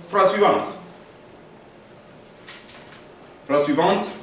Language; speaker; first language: French; non-native, fluent; Korean